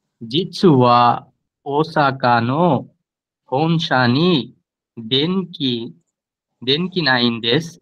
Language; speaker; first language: Japanese; non-native, learner; Bangla